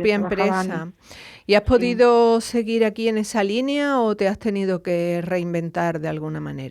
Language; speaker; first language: Spanish; native; Spanish